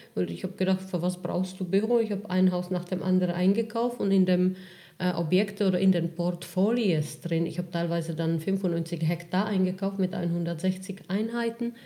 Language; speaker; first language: German; non-native, fluent; Czech